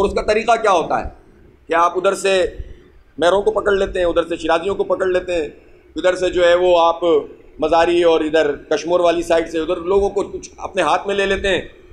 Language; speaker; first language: Urdu; native; Urdu